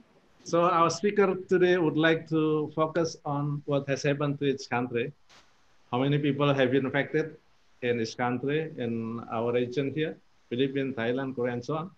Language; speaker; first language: English; non-native, fluent; Indonesian